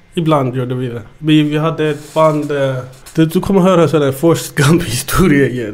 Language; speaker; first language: Swedish; early bilingual, other home language; Amharic